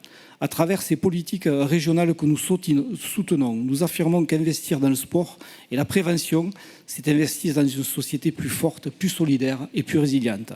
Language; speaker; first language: French; native; French